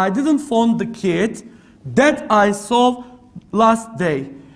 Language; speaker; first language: English; non-native, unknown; Turkish